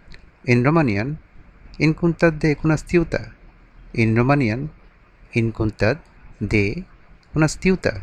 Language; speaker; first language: Romanian; non-native, learner; Bangla